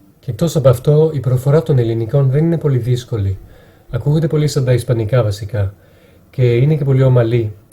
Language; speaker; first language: Greek; non-native, fluent; French